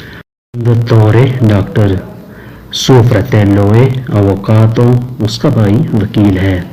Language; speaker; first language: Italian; non-native, fluent; Urdu